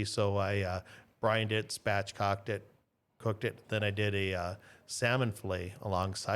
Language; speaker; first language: English; native; English